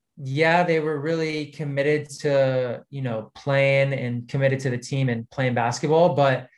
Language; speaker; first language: English; native; English